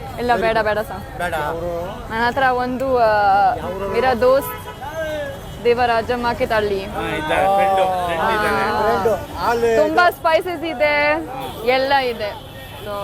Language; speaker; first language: Kannada; non-native, learner; English